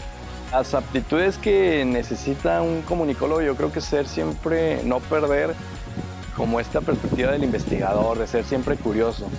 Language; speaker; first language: Spanish; native; Spanish